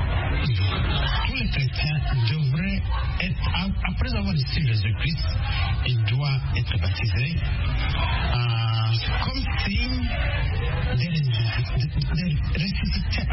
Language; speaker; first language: French; non-native, local second language; Kinyarwanda